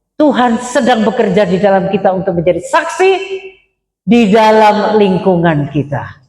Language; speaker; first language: Indonesian; non-native, local second language; Madurese